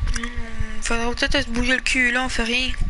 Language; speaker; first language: French; native; French